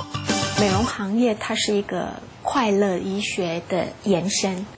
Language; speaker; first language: Chinese; non-native, local second language; Hakka Chinese